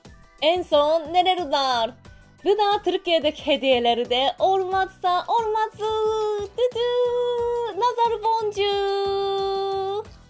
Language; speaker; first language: Turkish; non-native, learner; Japanese